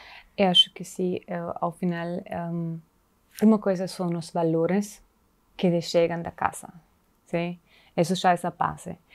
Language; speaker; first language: Portuguese; non-native, fluent; German